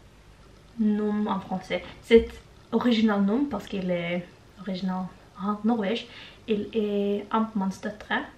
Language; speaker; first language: French; non-native, learner; Norwegian